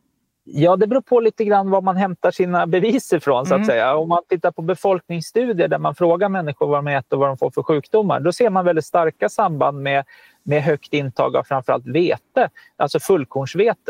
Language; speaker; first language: Swedish; native; Swedish